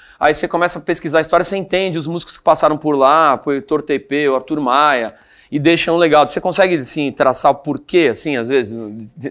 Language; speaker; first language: Portuguese; native; Portuguese